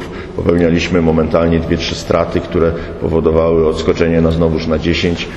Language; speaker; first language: Polish; native; Polish